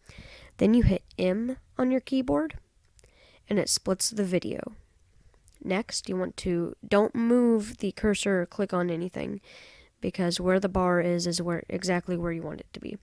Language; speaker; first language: English; native; English